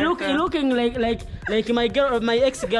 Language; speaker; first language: English; non-native, local second language; Swahili